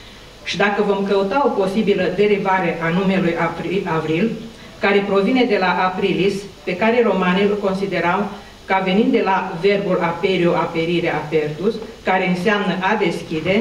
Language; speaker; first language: Romanian; native; Romanian